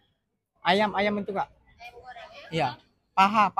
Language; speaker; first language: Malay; non-native, local second language; Javanese